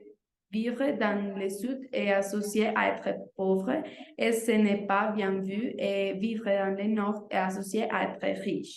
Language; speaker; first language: French; non-native, learner; Spanish